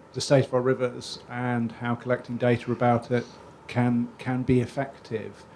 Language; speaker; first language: English; native; English